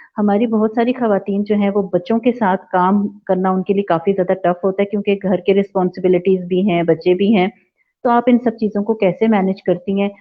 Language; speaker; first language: Urdu; native; Urdu